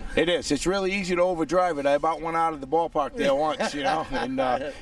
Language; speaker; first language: English; native; English